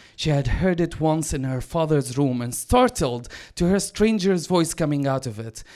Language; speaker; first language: English; non-native, fluent; Arabic